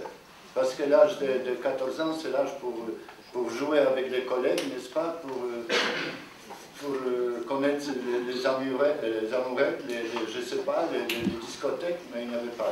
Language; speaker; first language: French; non-native, fluent; Polish